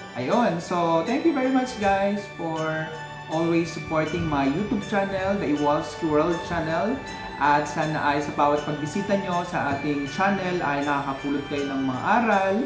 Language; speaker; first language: Filipino; native; Filipino